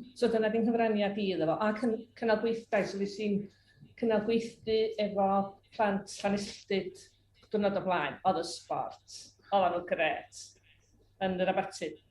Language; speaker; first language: Welsh; native; Welsh